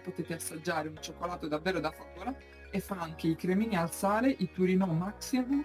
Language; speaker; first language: Italian; native; Italian